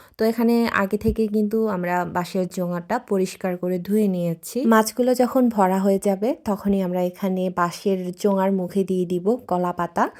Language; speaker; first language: Bangla; non-native, local second language; Chakma